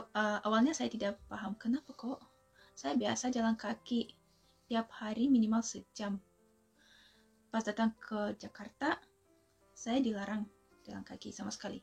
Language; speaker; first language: Indonesian; non-native, fluent; Russian